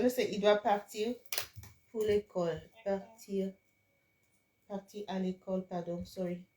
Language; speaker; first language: French; non-native, fluent; English